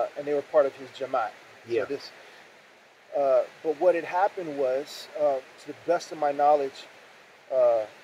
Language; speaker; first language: English; native; English